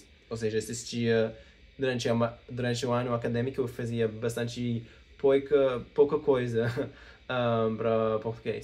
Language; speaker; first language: Portuguese; non-native, fluent; English